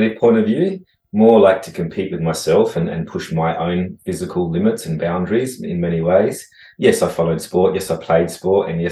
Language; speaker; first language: English; native; English